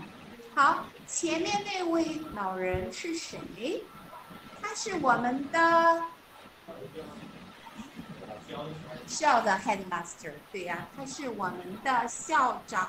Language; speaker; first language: Chinese; non-native, fluent; English